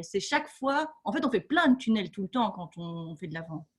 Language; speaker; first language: French; native; French